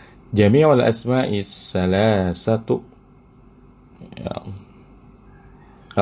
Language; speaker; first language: Arabic; non-native, fluent; Indonesian